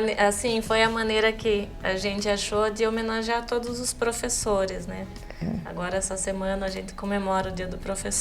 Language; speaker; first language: Portuguese; native; Portuguese